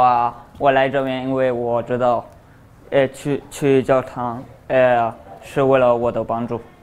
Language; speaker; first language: Chinese; early bilingual, other home language; Spanish